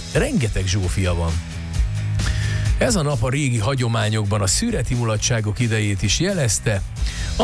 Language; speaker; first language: Hungarian; native; Hungarian